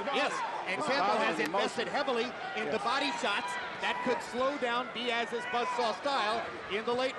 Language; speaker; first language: English; native; English